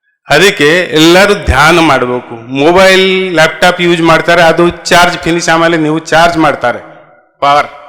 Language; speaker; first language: Kannada; non-native, local second language; Odia